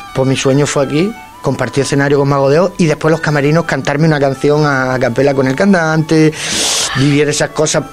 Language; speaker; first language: Spanish; native; Spanish